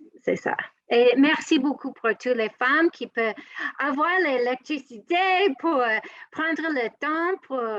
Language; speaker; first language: French; non-native, learner; English